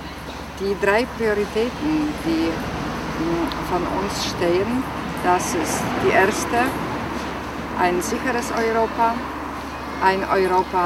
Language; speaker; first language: German; non-native, fluent; Polish